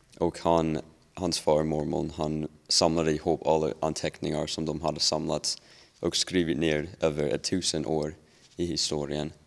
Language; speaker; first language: Swedish; non-native, learner; English